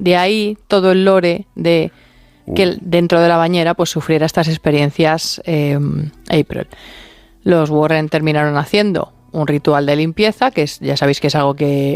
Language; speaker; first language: Spanish; native; Spanish